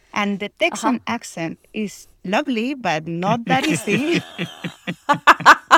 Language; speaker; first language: English; non-native, fluent; Spanish